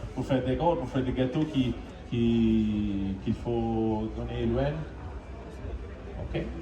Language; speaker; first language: French; non-native, learner; Italian